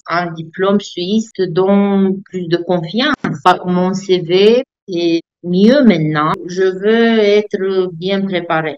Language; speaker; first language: French; non-native, fluent; Romanian